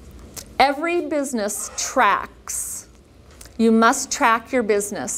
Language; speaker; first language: English; native; English